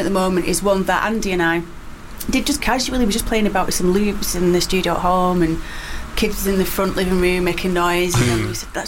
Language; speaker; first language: English; native; English